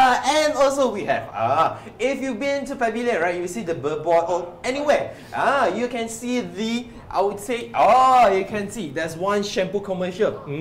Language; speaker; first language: English; non-native, local second language; Malay